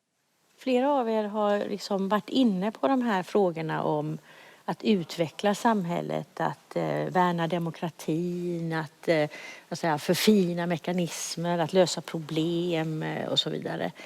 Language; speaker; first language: Swedish; native; Swedish